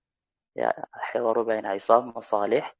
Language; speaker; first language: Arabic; non-native, fluent; Indonesian